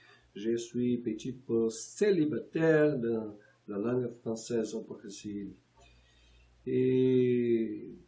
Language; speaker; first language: French; non-native, learner; Portuguese